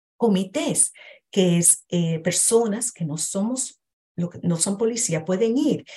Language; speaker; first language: Spanish; early bilingual, heritage; Spanish